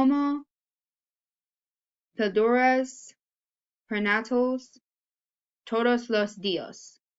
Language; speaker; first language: Spanish; non-native, learner; English